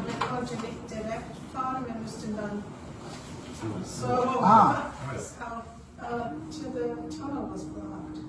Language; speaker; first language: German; non-native, learner; English